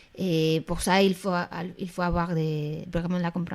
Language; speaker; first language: French; non-native, fluent; Spanish